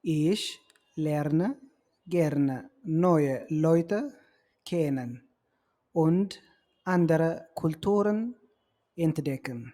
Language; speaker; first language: German; non-native, fluent; Tigrinya